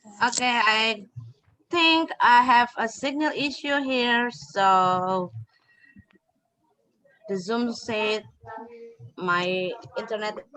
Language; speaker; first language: English; non-native, fluent; Indonesian